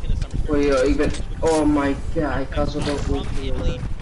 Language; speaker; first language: Dutch; native; Dutch